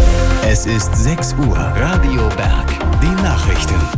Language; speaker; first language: German; native; German